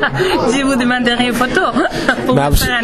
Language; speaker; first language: French; non-native, learner; Spanish